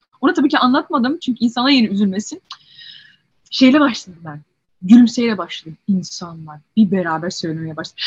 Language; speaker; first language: Turkish; early bilingual, heritage; Turkish